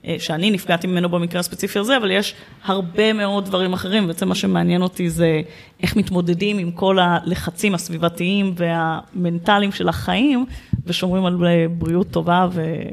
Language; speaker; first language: Hebrew; native; Hebrew